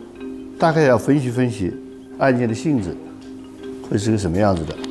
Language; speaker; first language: Chinese; native; Chinese